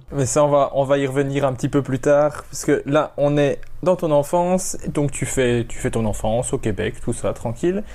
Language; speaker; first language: French; native; French